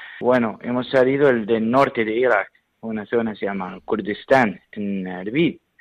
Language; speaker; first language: Spanish; non-native, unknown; Syriac